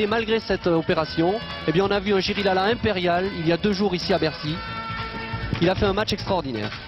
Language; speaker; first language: French; native; French